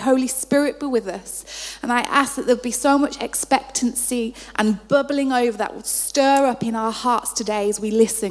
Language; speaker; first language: English; non-native, fluent; Arabic